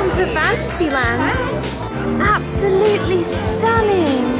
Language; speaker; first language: English; native; English